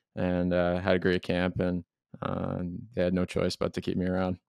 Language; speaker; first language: English; native; English